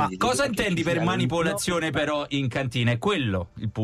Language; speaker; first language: Italian; native; Italian